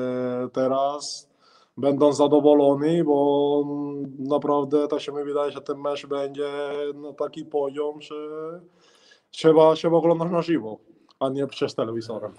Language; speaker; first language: Polish; non-native, learner; Spanish